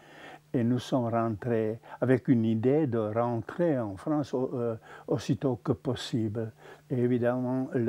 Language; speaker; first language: French; non-native, fluent; Czech